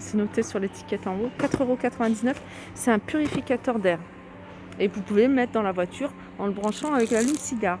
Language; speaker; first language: French; native; French